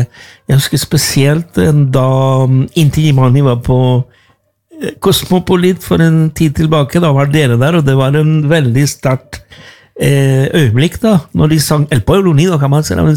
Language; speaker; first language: Norwegian; non-native, fluent; Spanish